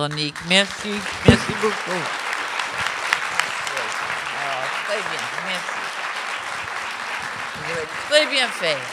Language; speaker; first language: French; non-native, fluent; English